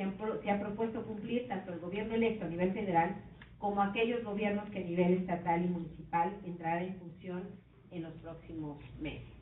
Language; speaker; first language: Spanish; native; Spanish